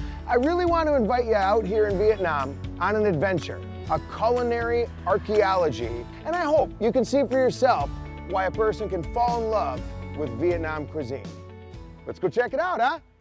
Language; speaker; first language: English; native; English